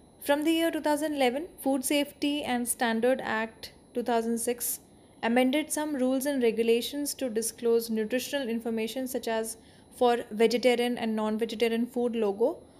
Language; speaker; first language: English; non-native, local second language; Hindi